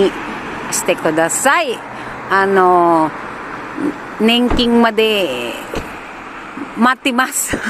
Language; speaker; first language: Japanese; non-native, learner; Filipino